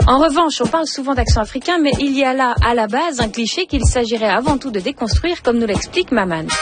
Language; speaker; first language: French; native; French